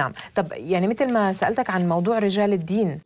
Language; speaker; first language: Arabic; native; Arabic